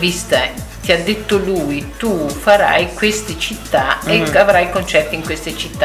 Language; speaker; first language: Italian; native; Italian